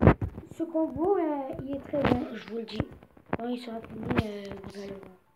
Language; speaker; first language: French; native; French